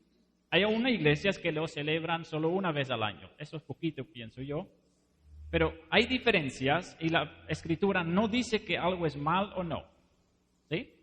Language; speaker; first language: Spanish; non-native, fluent; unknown